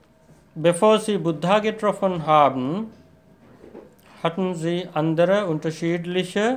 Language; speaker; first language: German; non-native, fluent; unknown